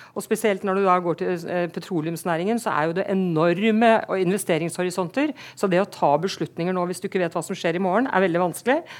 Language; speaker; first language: Norwegian; native; Norwegian